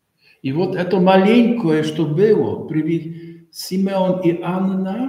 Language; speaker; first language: Ukrainian; non-native, learner; Polish